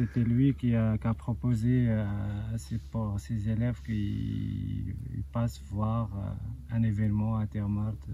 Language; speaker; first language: French; non-native, local second language; Arabic